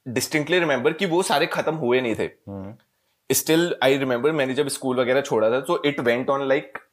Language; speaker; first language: Hindi; native; Hindi